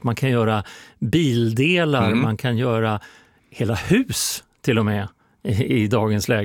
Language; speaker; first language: Swedish; native; Swedish